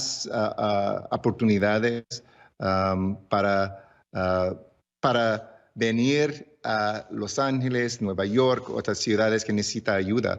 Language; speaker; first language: Spanish; early bilingual, heritage; English